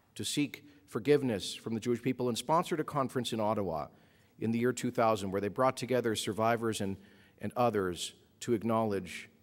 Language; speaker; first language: English; native; English